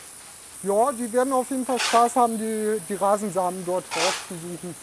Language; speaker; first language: German; native; German